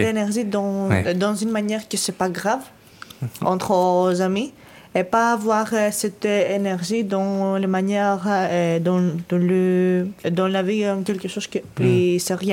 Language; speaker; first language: French; non-native, learner; Greek